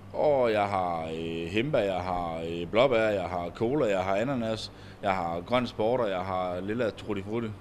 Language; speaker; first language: Danish; native; Danish